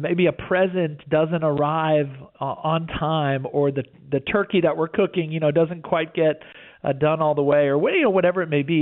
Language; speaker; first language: English; native; English